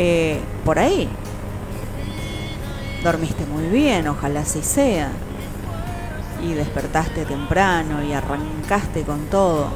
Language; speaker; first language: Spanish; native; Spanish